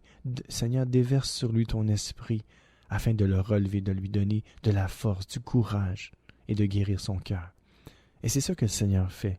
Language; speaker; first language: French; native; French